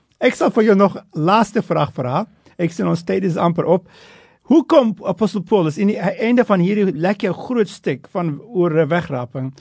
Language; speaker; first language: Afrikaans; non-native, fluent; Turkish